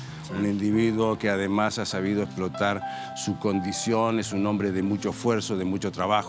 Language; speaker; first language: Spanish; native; Spanish